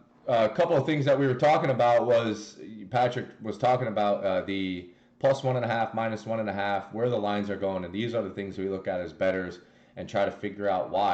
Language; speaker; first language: English; native; English